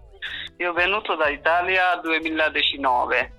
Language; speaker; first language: Italian; non-native, learner; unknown